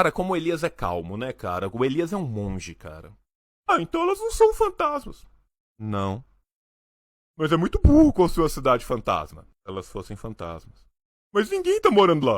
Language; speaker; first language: Portuguese; native; Portuguese